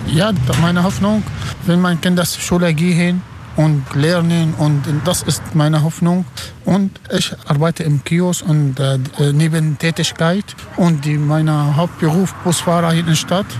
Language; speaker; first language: German; non-native, learner; Arabic